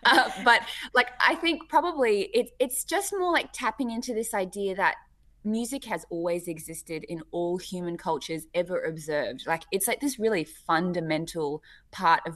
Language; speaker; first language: English; native; English